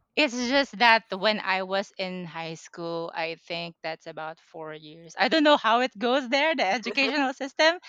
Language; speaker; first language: English; non-native, local second language; Pampanga